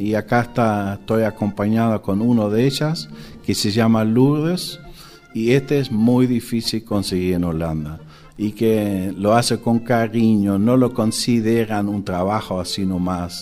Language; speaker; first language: Spanish; non-native, fluent; Dutch